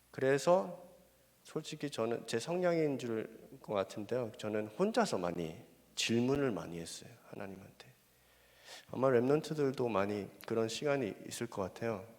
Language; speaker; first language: Korean; non-native, fluent; Spanish